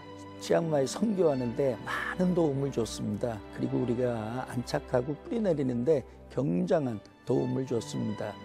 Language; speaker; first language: Korean; native; Korean